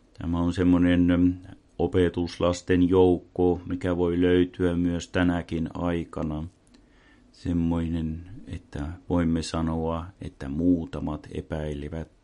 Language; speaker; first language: Finnish; non-native, local second language; Swedish